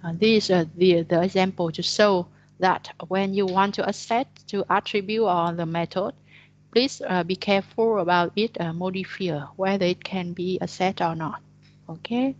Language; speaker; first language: English; non-native, learner; Vietnamese